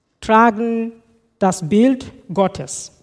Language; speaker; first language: German; non-native, fluent; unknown